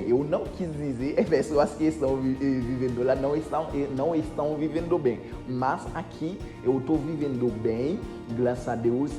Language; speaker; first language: Portuguese; non-native, learner; Haitian Creole